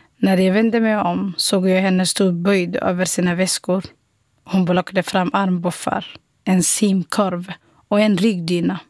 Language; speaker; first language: Swedish; non-native, fluent; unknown